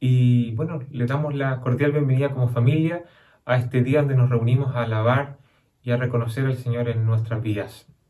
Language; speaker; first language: Spanish; native; Spanish